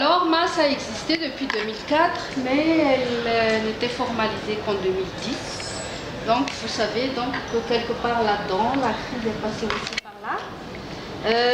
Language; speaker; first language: French; non-native, local second language; Malagasy